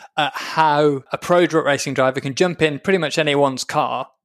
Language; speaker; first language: English; native; English